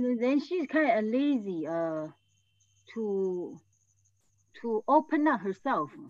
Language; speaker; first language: English; non-native, learner; French